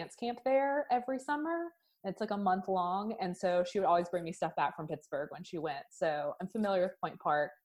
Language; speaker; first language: English; native; English